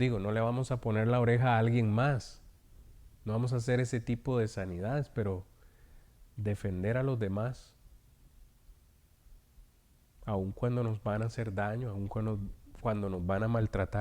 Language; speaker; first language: Spanish; native; Spanish